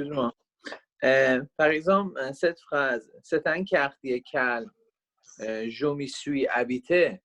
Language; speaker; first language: French; non-native, learner; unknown